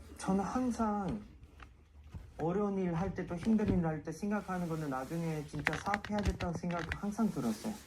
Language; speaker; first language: Korean; non-native, fluent; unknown